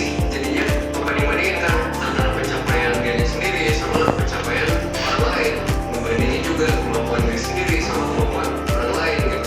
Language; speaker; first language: Indonesian; native; Indonesian